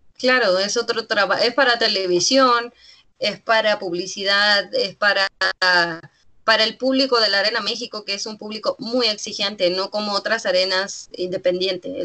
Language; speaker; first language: Spanish; native; Spanish